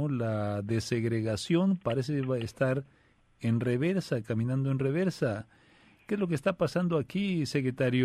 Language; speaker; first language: Spanish; native; Spanish